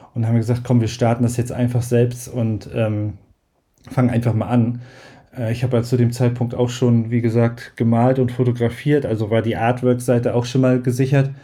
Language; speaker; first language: German; native; German